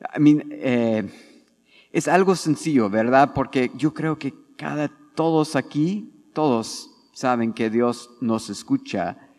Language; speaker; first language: Spanish; non-native, fluent; English